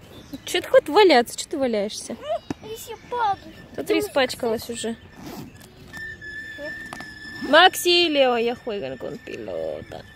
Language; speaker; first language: Russian; native; Russian